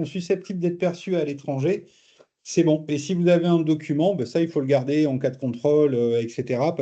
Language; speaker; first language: French; native; French